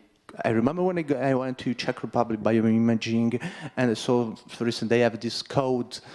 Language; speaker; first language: English; non-native, fluent; Italian